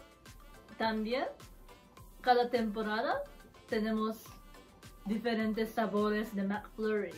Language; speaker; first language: Spanish; non-native, learner; Japanese